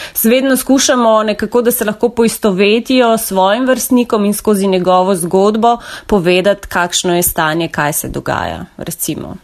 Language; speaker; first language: Slovenian; native; Slovenian